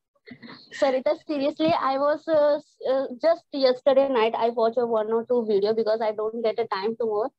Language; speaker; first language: English; non-native, learner; Hindi